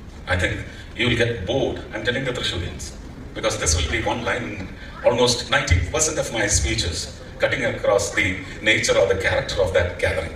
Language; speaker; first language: English; non-native, local second language; Malayalam